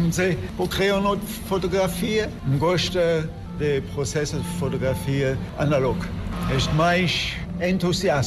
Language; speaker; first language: Portuguese; non-native, learner; German